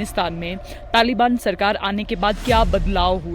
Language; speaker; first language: Hindi; native; Hindi